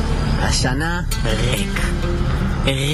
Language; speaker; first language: Hebrew; non-native, local second language; Arabic